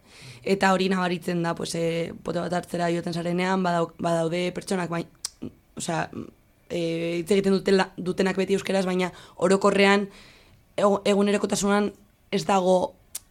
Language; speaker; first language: Basque; non-native, local second language; Spanish